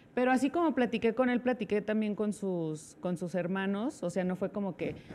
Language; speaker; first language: Spanish; native; Spanish